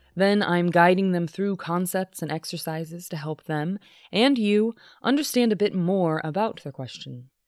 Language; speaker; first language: English; native; English